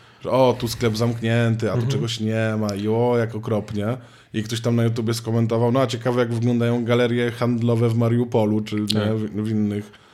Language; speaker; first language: Polish; native; Polish